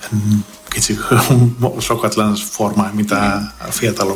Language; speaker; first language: Hungarian; non-native, learner; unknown